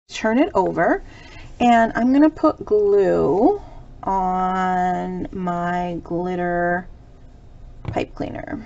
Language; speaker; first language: English; native; English